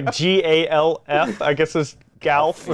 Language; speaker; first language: English; native; English